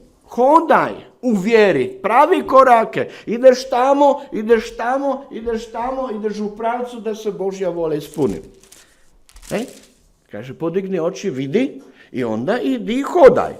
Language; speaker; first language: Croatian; non-native, fluent; Slovak